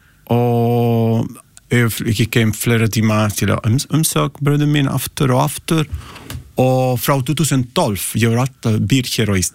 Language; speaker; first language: Icelandic; non-native, learner; Italian